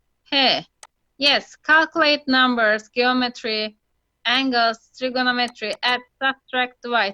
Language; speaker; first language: English; non-native, fluent; Turkish